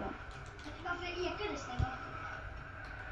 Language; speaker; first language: Swedish; early bilingual, other home language; Kurdish